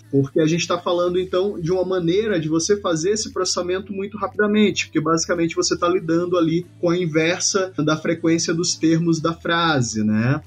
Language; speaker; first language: Portuguese; native; Portuguese